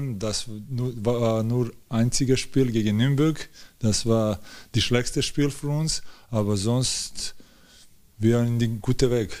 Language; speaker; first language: German; non-native, learner; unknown